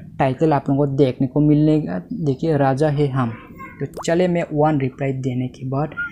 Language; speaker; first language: Hindi; native; Hindi